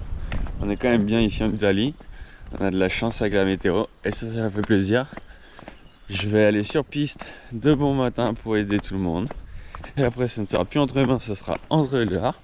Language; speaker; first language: French; native; French